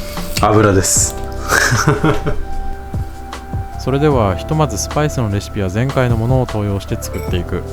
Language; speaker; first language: Japanese; native; Japanese